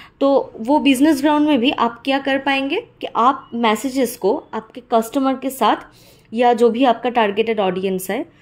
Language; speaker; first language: Hindi; non-native, local second language; Bangla